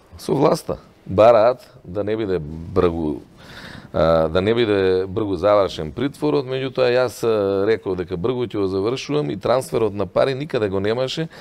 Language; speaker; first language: Macedonian; native; Macedonian